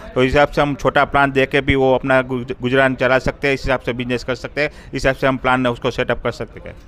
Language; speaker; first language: Hindi; non-native, local second language; Gujarati